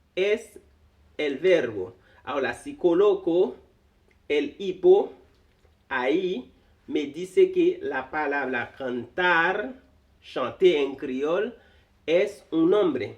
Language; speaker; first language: Spanish; non-native, fluent; Haitian Creole